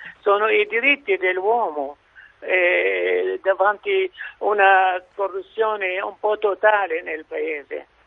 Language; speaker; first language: Italian; non-native, fluent; Arabic